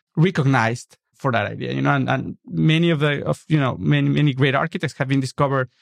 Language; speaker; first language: English; non-native, fluent; Spanish